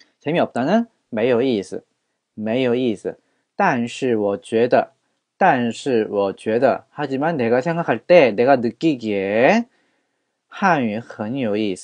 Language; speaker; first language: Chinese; non-native, fluent; Korean